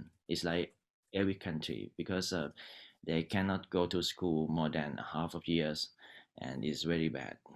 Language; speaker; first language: English; non-native, learner; Thai